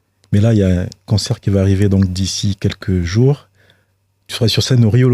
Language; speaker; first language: French; native; French